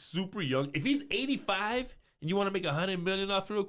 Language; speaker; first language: English; native; English